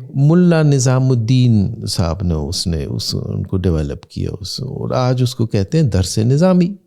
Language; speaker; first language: Urdu; early bilingual, heritage; Urdu